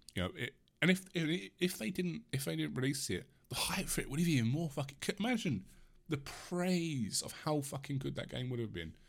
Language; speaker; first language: English; native; English